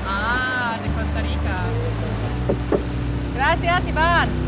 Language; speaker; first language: Spanish; non-native, learner; English